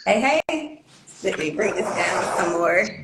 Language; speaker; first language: English; native; English